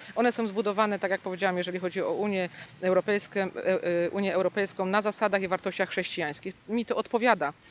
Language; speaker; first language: Polish; native; Polish